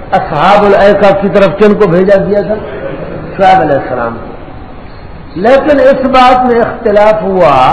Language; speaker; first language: Urdu; non-native, local second language; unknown